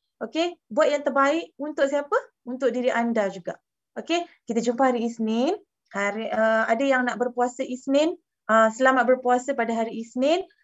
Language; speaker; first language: Malay; native; Malay